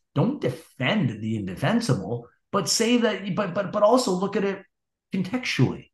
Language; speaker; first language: English; native; English